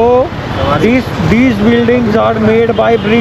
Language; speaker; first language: English; non-native, learner; Hindi